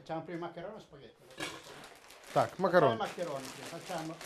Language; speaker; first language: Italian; non-native, learner; Ukrainian